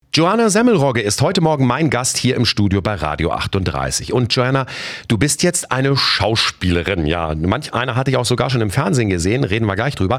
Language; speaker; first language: German; native; German